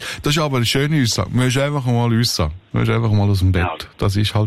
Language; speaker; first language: German; native; German